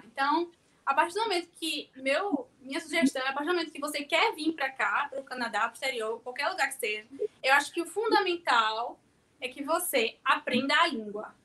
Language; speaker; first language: Portuguese; native; Portuguese